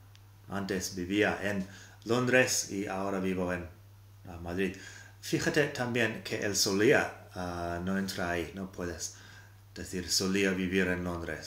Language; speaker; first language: Spanish; non-native, fluent; English